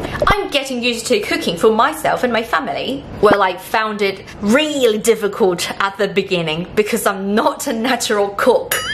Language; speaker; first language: English; non-native, fluent; Thai